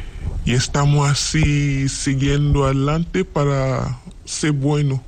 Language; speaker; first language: Spanish; non-native, learner; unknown